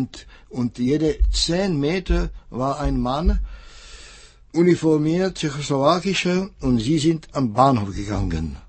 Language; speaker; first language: German; non-native, fluent; Czech